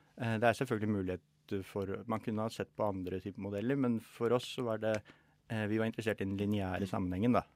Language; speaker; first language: Norwegian; native; Norwegian